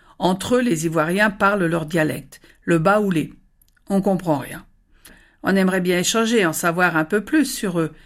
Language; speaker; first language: French; native; French